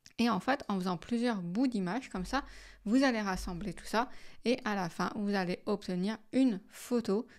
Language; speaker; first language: French; native; French